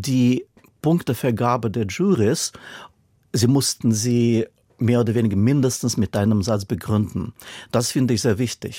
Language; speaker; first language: German; non-native, fluent; Russian